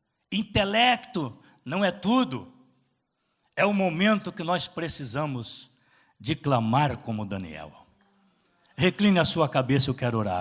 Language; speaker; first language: Portuguese; native; Portuguese